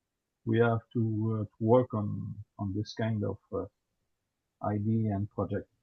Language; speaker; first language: English; non-native, learner; French